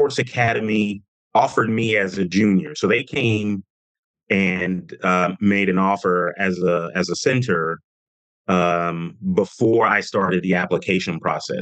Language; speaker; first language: English; native; English